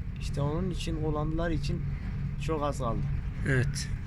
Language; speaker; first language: Turkish; non-native, local second language; Arabic